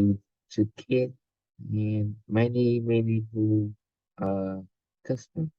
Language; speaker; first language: English; non-native, learner; Vietnamese